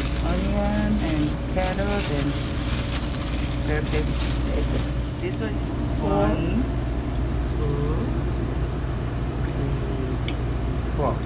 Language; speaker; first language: English; non-native, learner; Korean